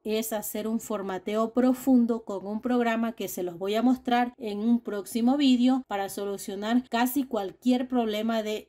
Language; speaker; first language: Spanish; native; Spanish